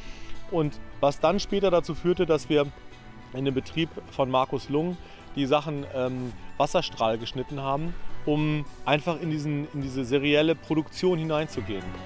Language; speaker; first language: German; native; German